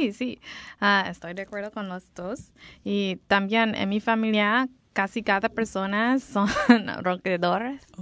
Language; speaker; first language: Spanish; non-native, learner; English